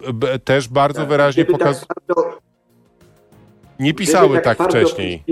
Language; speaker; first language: Polish; native; Polish